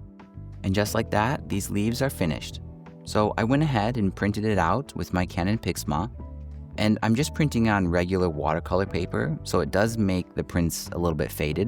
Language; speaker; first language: English; native; English